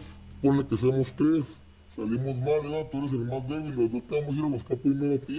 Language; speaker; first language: Spanish; native; Spanish